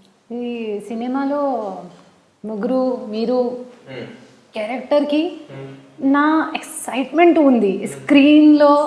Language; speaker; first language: Telugu; non-native, learner; Hindi